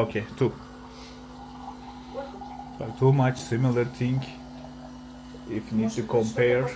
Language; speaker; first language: English; non-native, learner; Turkish